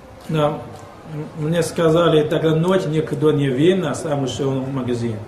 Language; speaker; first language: Russian; non-native, learner; Chinese